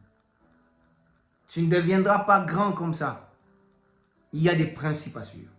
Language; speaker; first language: French; non-native, local second language; Lingala